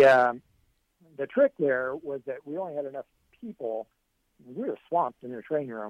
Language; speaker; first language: English; native; English